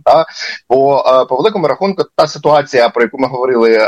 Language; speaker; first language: Ukrainian; native; Ukrainian